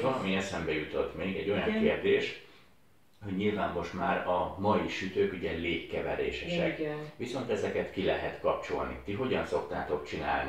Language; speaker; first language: Hungarian; native; Hungarian